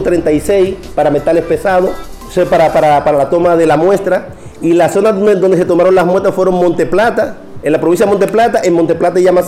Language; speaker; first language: Spanish; native; Spanish